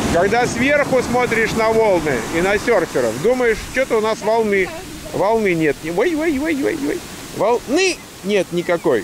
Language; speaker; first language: Russian; native; Russian